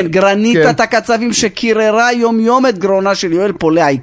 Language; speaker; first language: Hebrew; native; Hebrew